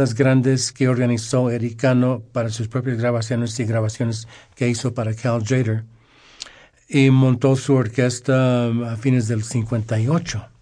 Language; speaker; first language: Spanish; early bilingual, heritage; Spanish